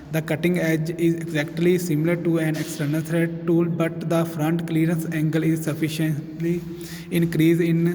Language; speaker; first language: English; non-native, local second language; Punjabi